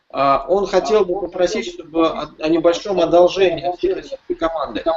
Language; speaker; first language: Russian; native; Russian